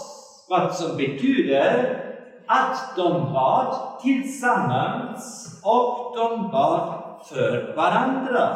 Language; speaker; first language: Swedish; non-native, fluent; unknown